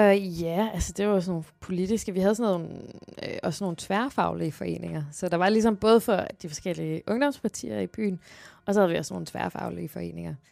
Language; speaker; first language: Danish; native; Danish